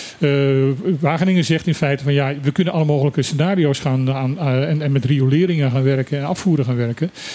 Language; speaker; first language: Dutch; non-native, local second language; Papiamento